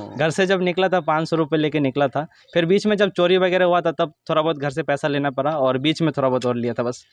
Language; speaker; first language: Hindi; non-native, local second language; Assamese